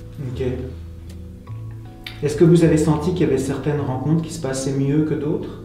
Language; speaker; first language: French; native; French